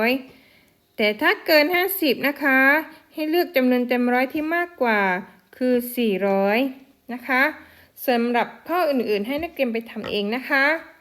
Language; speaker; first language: Thai; non-native, local second language; Malay